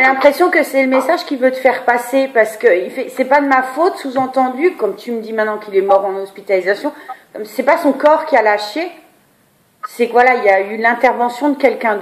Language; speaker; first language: French; native; French